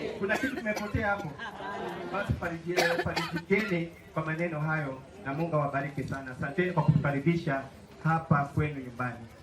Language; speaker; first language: Swahili; non-native, local second language; Luyia